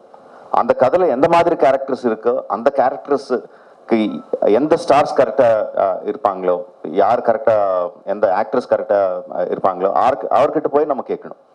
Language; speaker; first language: Tamil; non-native, local second language; Telugu